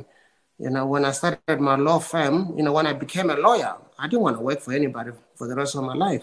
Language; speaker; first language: English; non-native, local second language; Venda